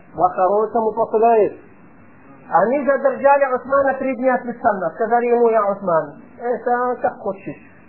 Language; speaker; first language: Russian; non-native, fluent; Arabic